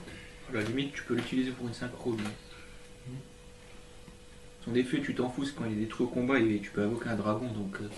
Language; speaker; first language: French; native; French